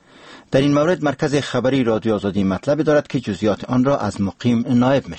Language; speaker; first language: Persian; native; Persian